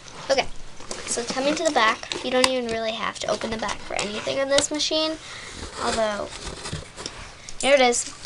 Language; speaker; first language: English; native; English